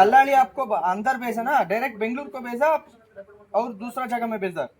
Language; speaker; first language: Hindi; non-native, local second language; Kannada